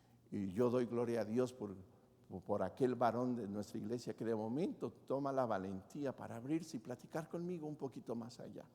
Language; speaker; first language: Spanish; native; Spanish